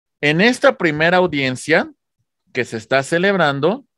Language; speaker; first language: Spanish; native; Spanish